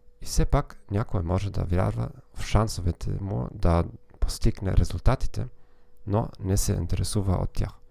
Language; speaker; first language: Macedonian; non-native, learner; German